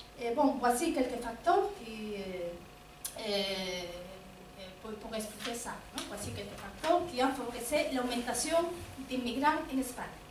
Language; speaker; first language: French; non-native, fluent; Spanish